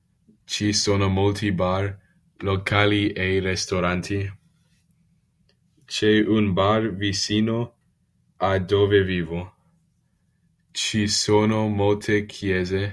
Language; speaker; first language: Italian; non-native, learner; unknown